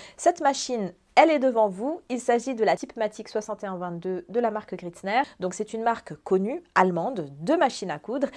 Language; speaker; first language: French; native; French